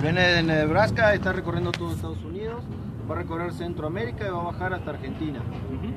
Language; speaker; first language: Spanish; native; Spanish